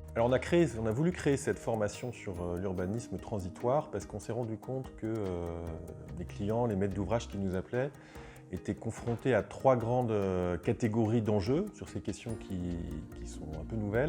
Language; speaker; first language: French; native; French